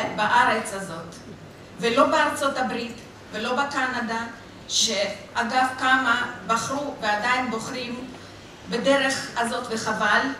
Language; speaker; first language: Hebrew; non-native, fluent; Russian